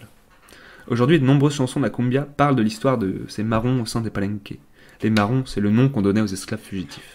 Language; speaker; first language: French; native; French